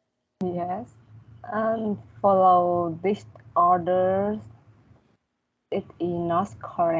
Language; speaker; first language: English; non-native, learner; Vietnamese